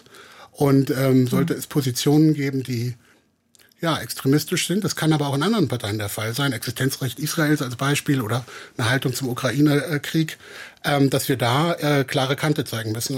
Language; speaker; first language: German; native; German